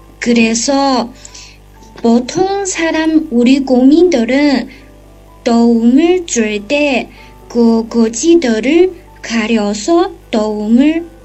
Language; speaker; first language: Korean; non-native, learner; Chinese